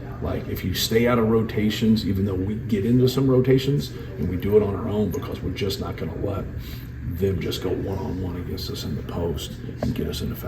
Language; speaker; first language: English; native; English